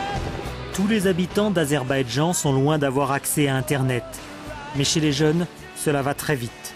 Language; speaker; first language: French; native; French